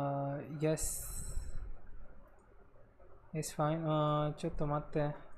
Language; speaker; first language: Japanese; non-native, learner; Hindi